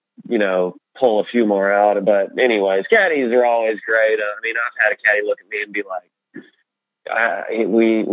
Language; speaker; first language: English; native; English